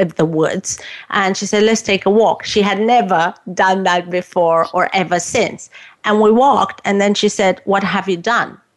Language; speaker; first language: English; non-native, fluent; Romanian